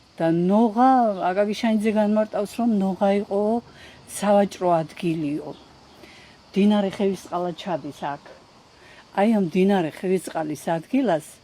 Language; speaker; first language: Georgian; native; Georgian